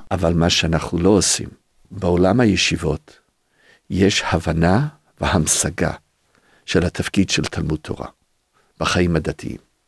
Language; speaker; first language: Hebrew; early bilingual, other home language; English